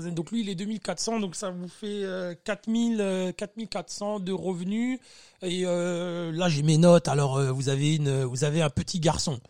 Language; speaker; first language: French; native; French